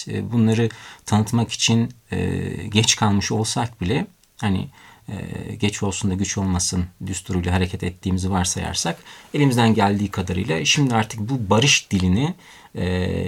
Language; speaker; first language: Turkish; native; Turkish